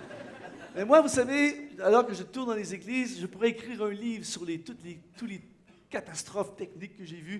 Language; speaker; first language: French; native; French